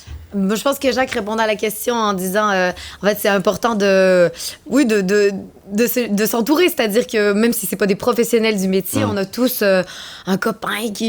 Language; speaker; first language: French; native; French